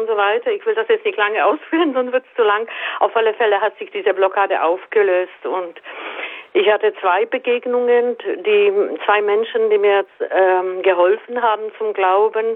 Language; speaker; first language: German; native; German